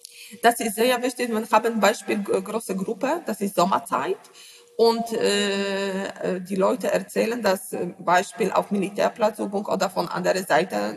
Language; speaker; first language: German; non-native, learner; Polish